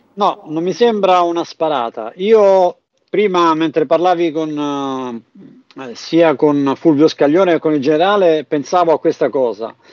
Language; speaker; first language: Italian; native; Italian